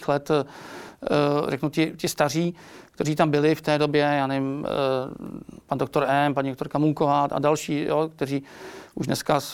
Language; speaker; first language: Czech; native; Czech